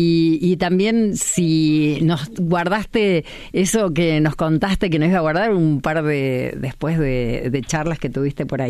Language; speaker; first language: Spanish; native; Spanish